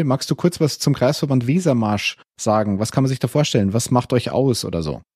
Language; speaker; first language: German; native; German